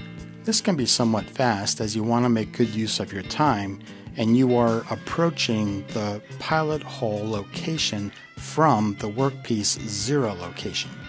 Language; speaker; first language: English; native; English